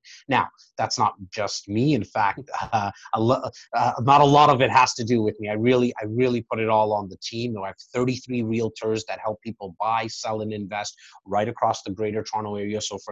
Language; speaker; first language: English; native; English